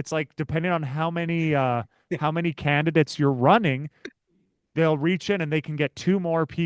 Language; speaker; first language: English; native; English